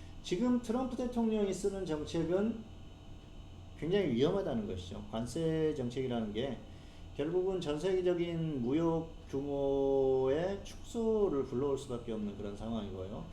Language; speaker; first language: Korean; native; Korean